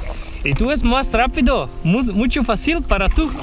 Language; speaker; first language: Spanish; non-native, learner; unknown